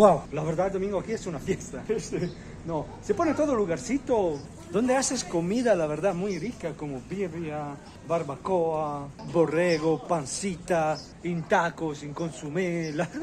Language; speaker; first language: Spanish; non-native, learner; Italian